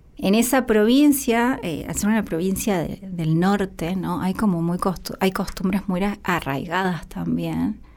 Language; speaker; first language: Spanish; native; Spanish